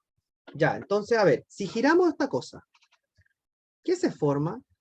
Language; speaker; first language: Spanish; native; Spanish